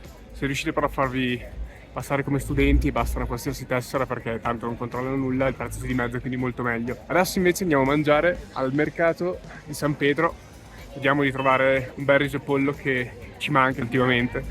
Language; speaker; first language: Italian; native; Italian